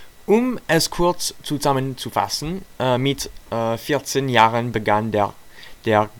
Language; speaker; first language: German; non-native, learner; French